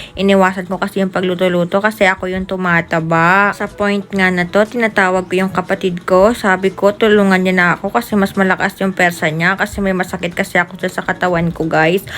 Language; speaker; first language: Filipino; non-native, local second language; Bikol